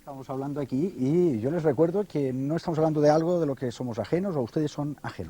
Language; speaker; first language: Spanish; native; Spanish